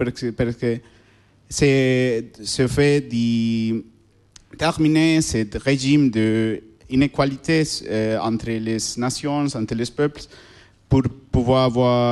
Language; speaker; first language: French; non-native, learner; Spanish